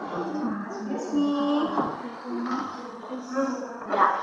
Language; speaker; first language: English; non-native, learner; Indonesian